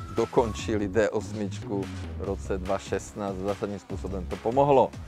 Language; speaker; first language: Czech; non-native, local second language; Slovak